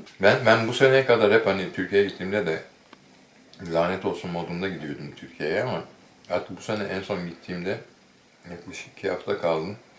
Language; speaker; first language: Turkish; native; Turkish